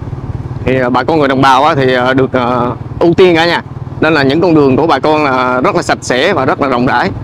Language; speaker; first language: Vietnamese; native; Vietnamese